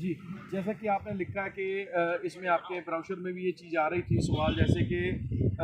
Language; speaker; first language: Hindi; non-native, local second language; Punjabi